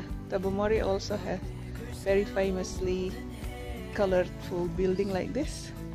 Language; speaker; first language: English; non-native, fluent; Indonesian